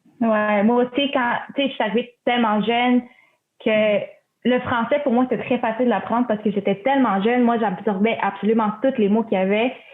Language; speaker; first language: French; early bilingual, other home language; Spanish